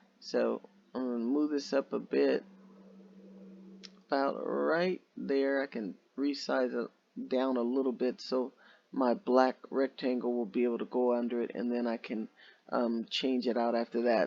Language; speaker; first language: English; native; English